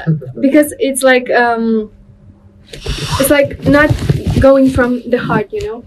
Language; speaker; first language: English; non-native, learner; Russian